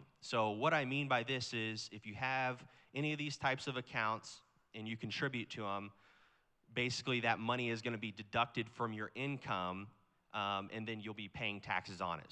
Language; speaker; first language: English; native; English